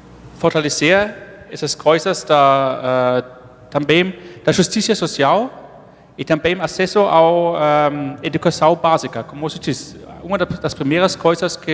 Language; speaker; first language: Portuguese; non-native, fluent; German